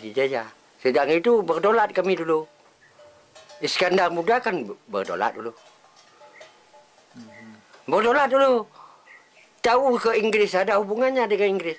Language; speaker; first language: Indonesian; non-native, local second language; Achinese